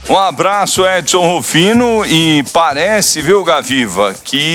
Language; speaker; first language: Portuguese; native; Portuguese